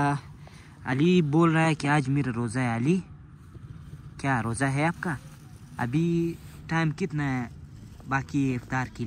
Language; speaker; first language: Hindi; non-native, learner; Pashto